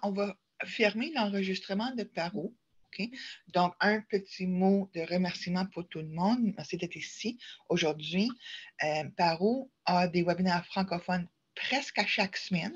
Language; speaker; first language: French; native; French